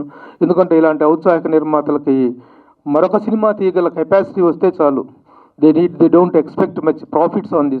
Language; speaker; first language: Telugu; native; Telugu